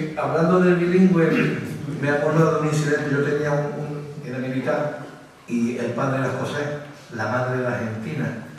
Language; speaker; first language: Spanish; native; Spanish